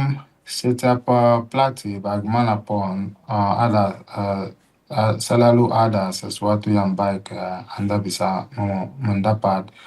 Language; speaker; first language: Indonesian; non-native, fluent; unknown